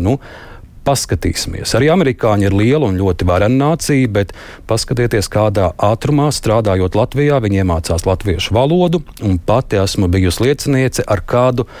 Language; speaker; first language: Latvian; native; Latvian